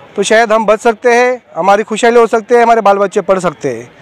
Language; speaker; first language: Hindi; non-native, local second language; Marathi